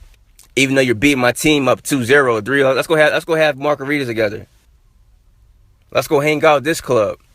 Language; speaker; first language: English; native; English